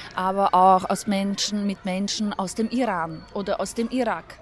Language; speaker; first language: German; early bilingual, other home language; Polish